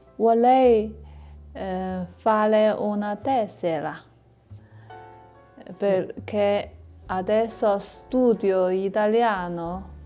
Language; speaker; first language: Italian; non-native, learner; Chinese